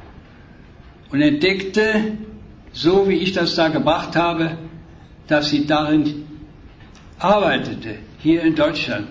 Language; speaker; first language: German; native; German